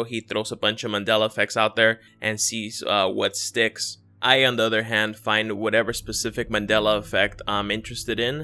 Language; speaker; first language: English; native; English